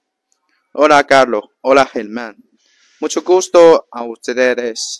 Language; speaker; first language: Spanish; non-native, learner; Chinese